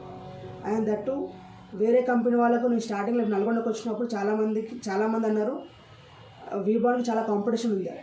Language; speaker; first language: Telugu; native; Telugu